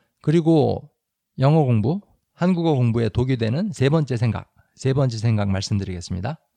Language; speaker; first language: Korean; native; Korean